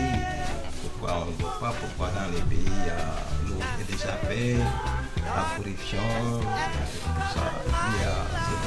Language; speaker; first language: French; non-native, local second language; Wolof